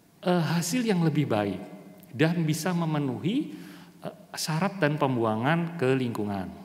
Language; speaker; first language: Indonesian; native; Indonesian